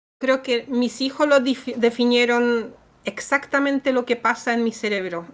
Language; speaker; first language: Spanish; non-native, fluent; Polish